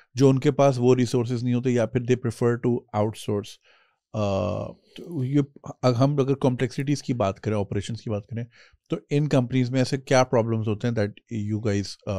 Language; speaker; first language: Urdu; native; Urdu